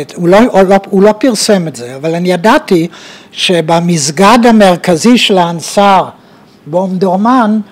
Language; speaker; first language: Hebrew; native; Hebrew